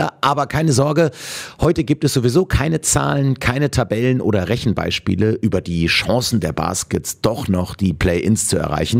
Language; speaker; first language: German; native; German